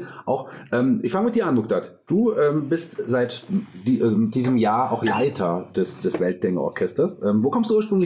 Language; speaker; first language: German; native; German